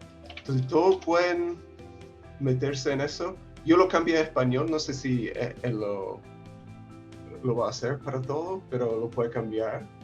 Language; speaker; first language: Spanish; non-native, fluent; English